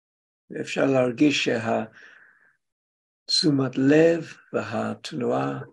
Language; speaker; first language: Hebrew; non-native, fluent; English